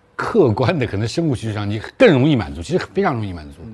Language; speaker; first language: Chinese; native; Chinese